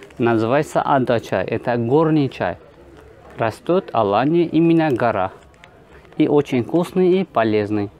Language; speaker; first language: Russian; non-native, learner; Turkish